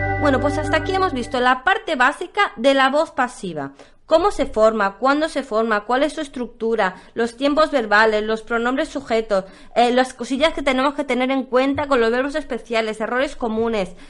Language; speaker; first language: Spanish; native; Spanish